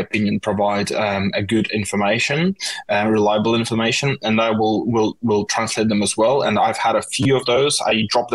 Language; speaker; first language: English; non-native, fluent; Russian